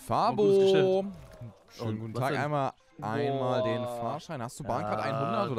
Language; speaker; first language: German; native; German